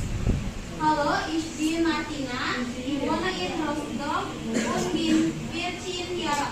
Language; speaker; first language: German; non-native, learner; Indonesian